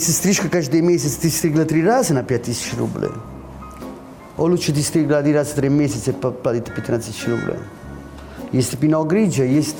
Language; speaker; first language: Russian; non-native, learner; Italian